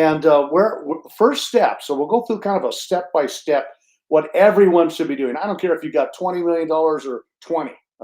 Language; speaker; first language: English; native; English